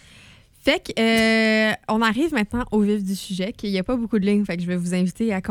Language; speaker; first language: French; native; French